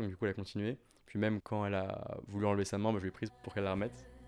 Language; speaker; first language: French; native; French